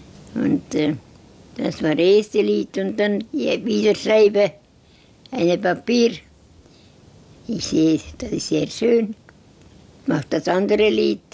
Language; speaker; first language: German; non-native, learner; Estonian